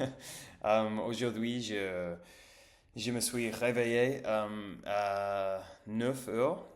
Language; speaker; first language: French; non-native, learner; English